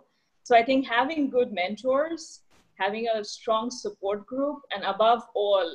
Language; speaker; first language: English; non-native, local second language; Bangla